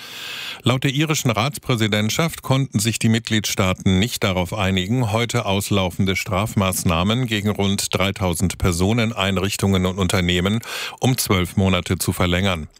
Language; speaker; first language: German; native; German